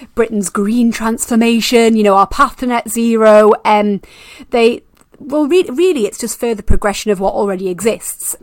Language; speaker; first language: English; native; English